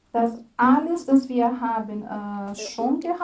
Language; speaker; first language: German; non-native, fluent; Portuguese